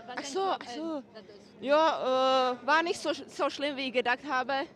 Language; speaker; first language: German; non-native, learner; Czech